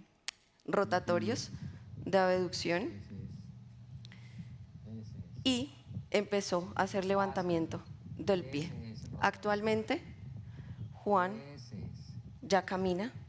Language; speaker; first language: Spanish; native; Spanish